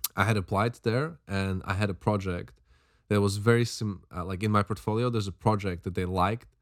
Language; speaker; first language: English; non-native, fluent; Slovak